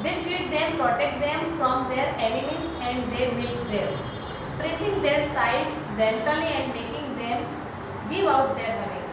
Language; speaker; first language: English; non-native, local second language; Gujarati